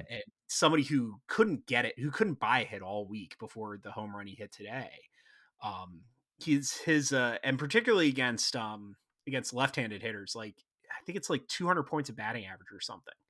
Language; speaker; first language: English; native; English